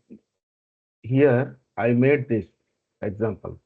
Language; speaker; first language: English; non-native, learner; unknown